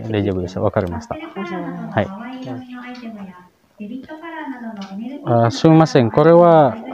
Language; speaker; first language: Japanese; non-native, learner; Indonesian